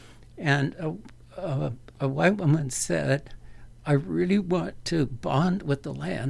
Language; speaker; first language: English; native; English